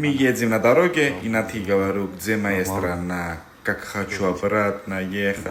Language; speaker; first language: Russian; non-native, learner; Georgian